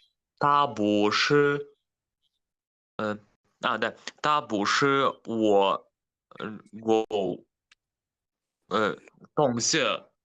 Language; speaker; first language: Chinese; non-native, learner; Kyrgyz